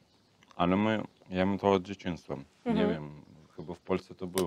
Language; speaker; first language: Polish; non-native, learner; Russian